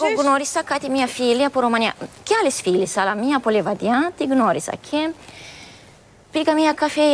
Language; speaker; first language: Greek; non-native, learner; Romanian